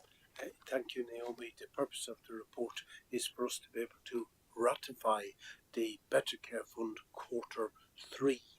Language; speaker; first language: English; native; English